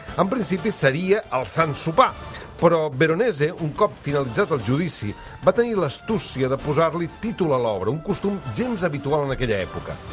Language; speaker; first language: Catalan; native; Catalan